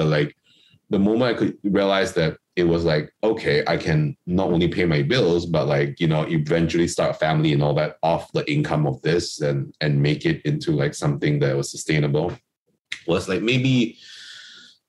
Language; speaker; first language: English; non-native, local second language; Chinese